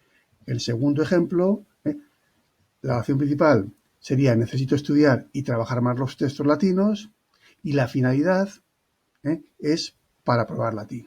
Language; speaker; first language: Spanish; native; Spanish